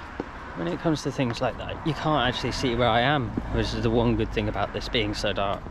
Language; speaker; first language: English; native; English